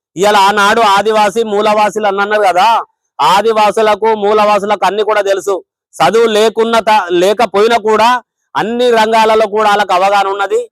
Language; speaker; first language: Telugu; non-native, local second language; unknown